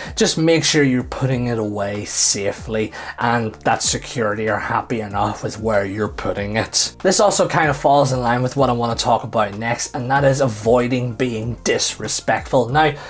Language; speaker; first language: English; native; English